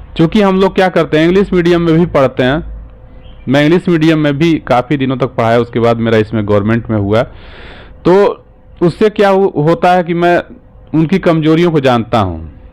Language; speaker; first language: Hindi; native; Hindi